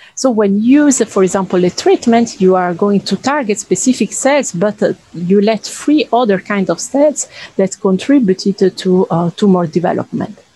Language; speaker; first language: English; non-native, fluent; Italian